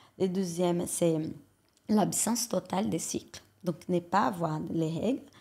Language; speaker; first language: French; non-native, fluent; Portuguese